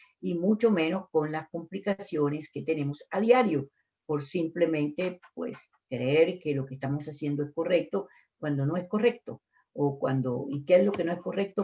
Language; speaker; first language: Spanish; native; Spanish